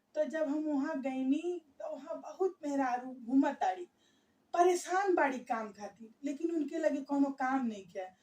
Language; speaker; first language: Bhojpuri; native; Bhojpuri